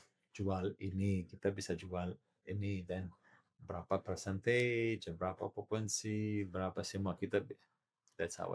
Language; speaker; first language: Indonesian; non-native, learner; Italian